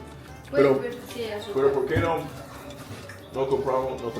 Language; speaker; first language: Spanish; non-native, learner; English